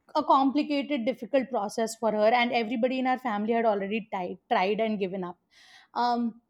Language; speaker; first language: English; non-native, local second language; Hindi